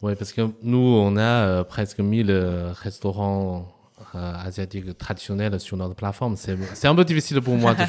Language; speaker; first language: French; non-native, fluent; Chinese